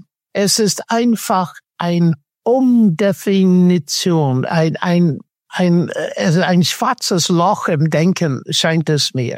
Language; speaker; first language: German; non-native, fluent; English